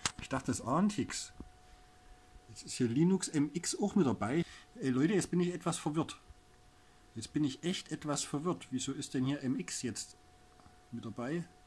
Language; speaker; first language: German; native; German